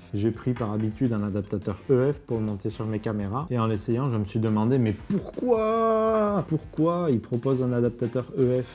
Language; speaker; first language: French; native; French